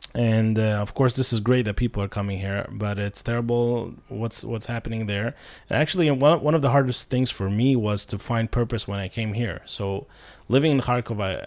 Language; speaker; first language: English; non-native, fluent; Russian